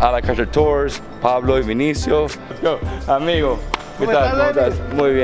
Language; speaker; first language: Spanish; non-native, learner; English